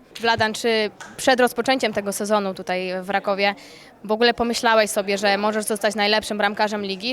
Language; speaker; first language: Polish; native; Polish